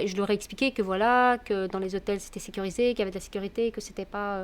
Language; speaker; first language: French; early bilingual, other home language; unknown